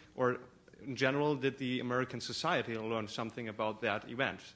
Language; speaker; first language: English; non-native, fluent; German